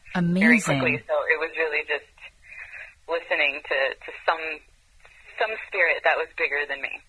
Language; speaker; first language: English; non-native, fluent; Hebrew